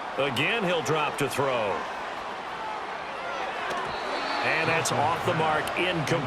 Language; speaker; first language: English; native; English